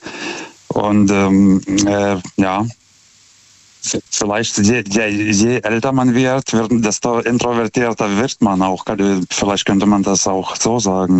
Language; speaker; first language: German; native; German